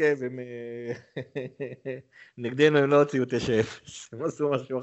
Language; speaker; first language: Hebrew; native; Hebrew